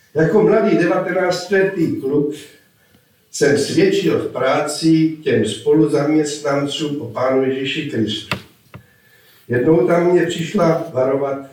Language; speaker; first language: Czech; native; Czech